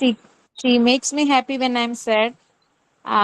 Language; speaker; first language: English; non-native, learner; Malayalam